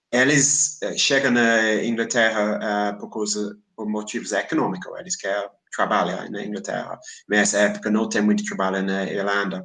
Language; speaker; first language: Portuguese; non-native, fluent; English